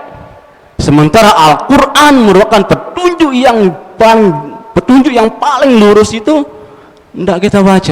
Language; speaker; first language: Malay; non-native, local second language; Sasak